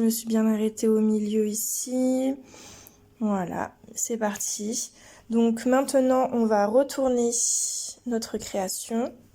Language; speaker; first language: French; native; French